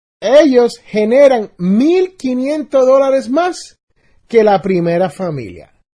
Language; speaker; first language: Spanish; native; Spanish